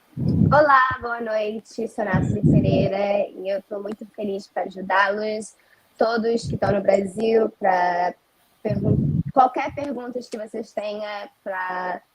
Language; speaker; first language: Portuguese; early bilingual, heritage; Portuguese